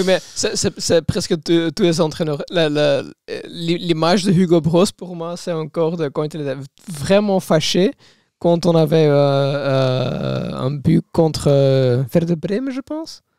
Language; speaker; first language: French; non-native, local second language; Dutch